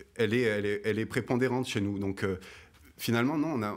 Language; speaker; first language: French; native; French